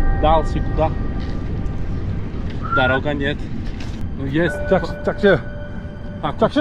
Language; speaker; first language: Russian; non-native, local second language; Tajik